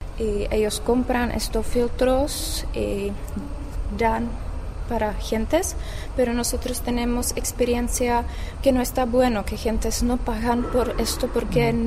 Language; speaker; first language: Spanish; non-native, learner; Czech